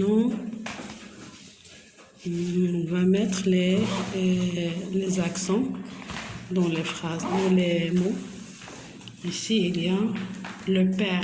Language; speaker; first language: French; non-native, local second language; Arabic